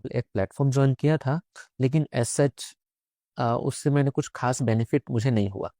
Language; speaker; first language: Hindi; native; Hindi